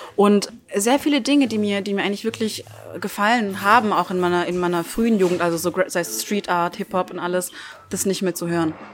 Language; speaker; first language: German; early bilingual, other home language; Turkish